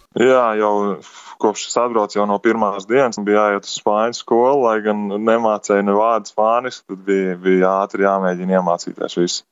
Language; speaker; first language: Latvian; native; Latvian